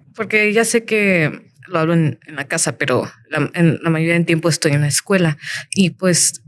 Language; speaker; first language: Spanish; early bilingual, heritage; Spanish